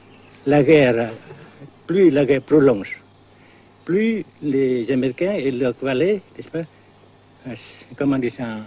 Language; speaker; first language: French; non-native, fluent; Vietnamese